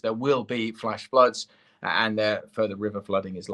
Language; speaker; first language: English; native; English